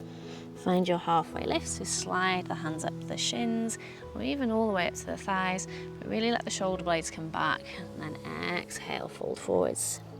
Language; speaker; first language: English; native; English